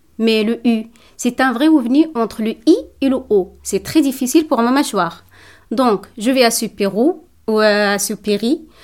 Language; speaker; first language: French; non-native, local second language; Tachelhit